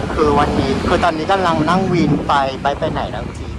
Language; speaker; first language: Thai; non-native, fluent; Vietnamese